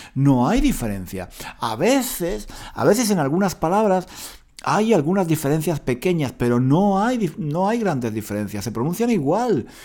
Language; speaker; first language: Spanish; native; Spanish